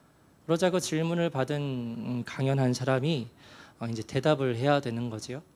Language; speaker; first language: Korean; native; Korean